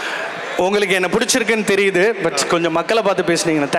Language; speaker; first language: Tamil; native; Tamil